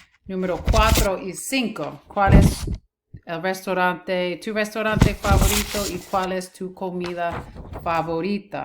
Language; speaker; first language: Spanish; non-native, fluent; English